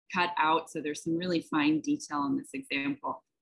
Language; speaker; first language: English; native; English